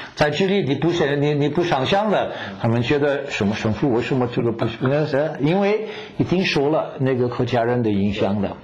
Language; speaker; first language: Chinese; non-native, fluent; French